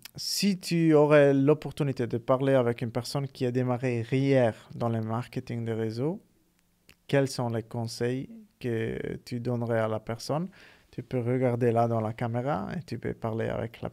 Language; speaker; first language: French; non-native, fluent; Italian